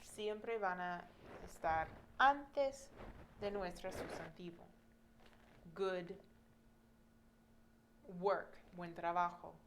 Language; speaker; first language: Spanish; non-native, fluent; English